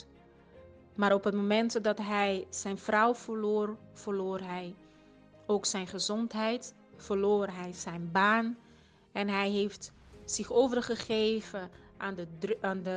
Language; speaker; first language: Dutch; early bilingual, other home language; Portuguese